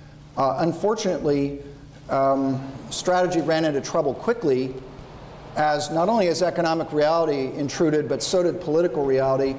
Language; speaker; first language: English; native; English